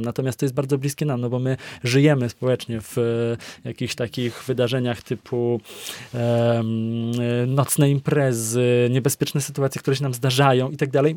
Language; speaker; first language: Polish; native; Polish